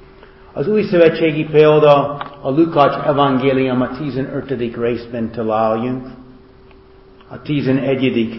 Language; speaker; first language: Hungarian; non-native, fluent; English